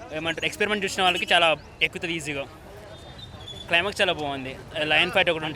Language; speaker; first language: Telugu; native; Telugu